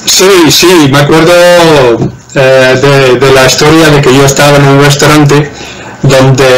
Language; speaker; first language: Spanish; non-native, fluent; Dutch